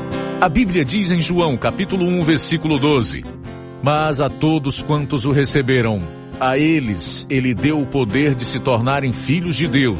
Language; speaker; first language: Portuguese; native; Portuguese